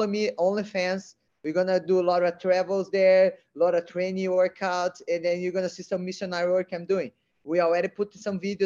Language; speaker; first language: English; non-native, learner; Portuguese